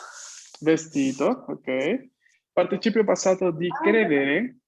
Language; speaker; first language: Italian; non-native, fluent; Spanish